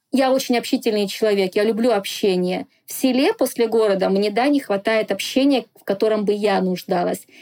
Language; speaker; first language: Russian; non-native, local second language; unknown